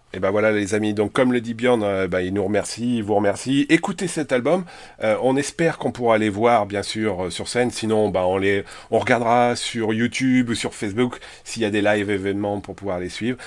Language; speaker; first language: French; native; French